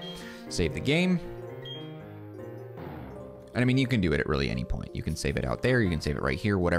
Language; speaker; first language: English; native; English